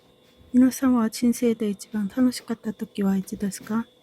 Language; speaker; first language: Japanese; non-native, fluent; Korean